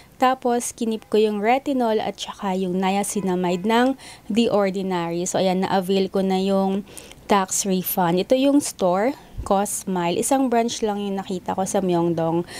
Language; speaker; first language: Filipino; native; Filipino